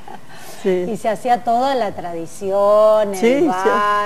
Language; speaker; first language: Spanish; native; Spanish